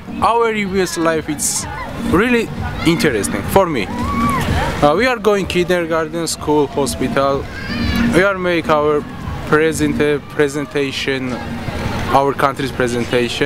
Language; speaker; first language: English; non-native, learner; Georgian